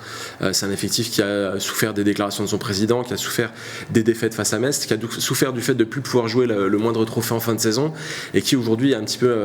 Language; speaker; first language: French; native; French